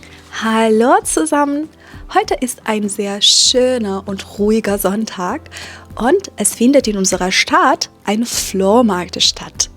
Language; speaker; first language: German; non-native, fluent; Persian